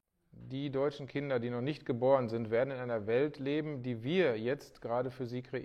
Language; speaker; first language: German; native; German